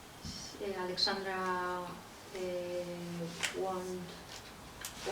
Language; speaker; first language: English; non-native, learner; Spanish